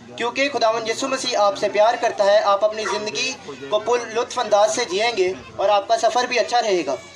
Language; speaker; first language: Urdu; non-native, local second language; Punjabi